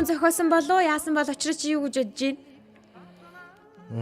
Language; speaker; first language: Mongolian; native; Mongolian